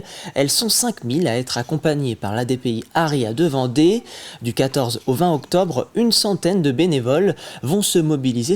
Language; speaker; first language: French; native; French